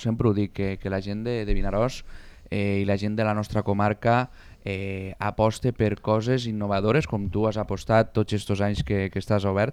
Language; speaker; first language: Catalan; native; Catalan